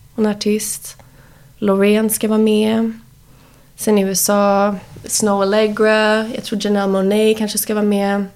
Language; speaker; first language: Swedish; early bilingual, heritage; Swedish